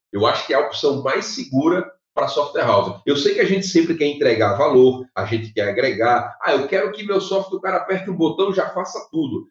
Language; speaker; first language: Portuguese; native; Portuguese